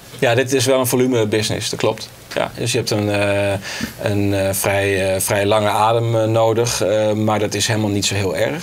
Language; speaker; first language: Dutch; native; Dutch